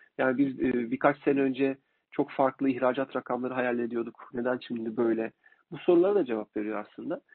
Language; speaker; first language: Turkish; native; Turkish